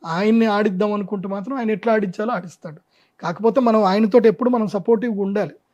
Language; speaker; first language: Telugu; non-native, local second language; Marwari